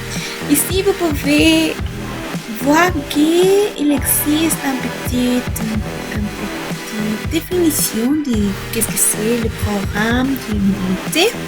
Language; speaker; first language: French; non-native, learner; Spanish